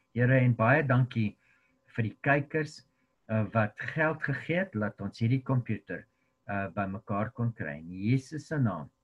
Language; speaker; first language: Afrikaans; non-native, local second language; English